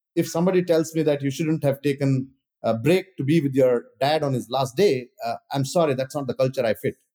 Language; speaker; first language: English; non-native, local second language; Kannada